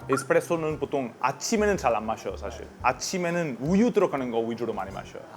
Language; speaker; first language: Korean; non-native, fluent; Italian